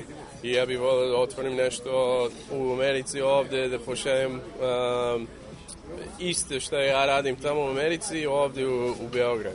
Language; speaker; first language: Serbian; early bilingual, heritage; English